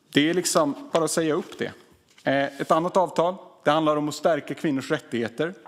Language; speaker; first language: Swedish; native; Swedish